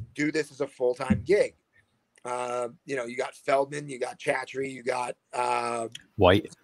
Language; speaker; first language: English; native; English